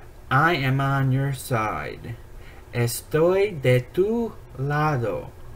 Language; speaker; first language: Spanish; non-native, learner; English